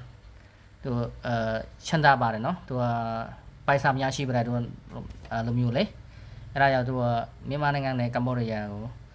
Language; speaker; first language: Burmese; non-native, learner; Khmer